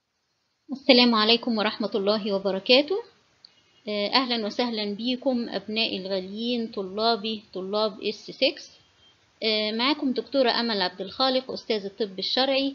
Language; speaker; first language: Arabic; native; Arabic